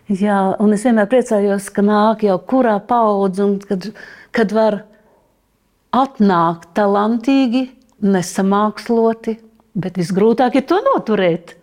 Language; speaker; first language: Latvian; native; Latvian